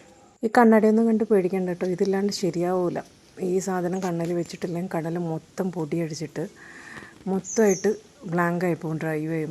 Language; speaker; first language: Malayalam; native; Malayalam